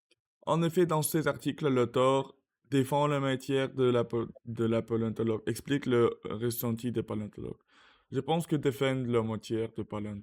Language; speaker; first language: French; non-native, learner; Russian